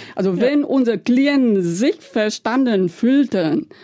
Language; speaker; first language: German; non-native, fluent; Vietnamese